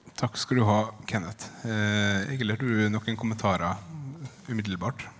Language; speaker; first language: Norwegian; native; Norwegian